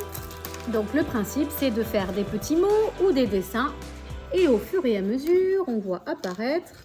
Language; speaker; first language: French; native; French